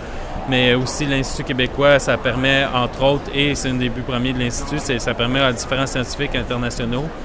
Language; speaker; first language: French; native; French